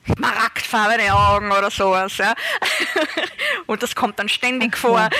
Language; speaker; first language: German; native; German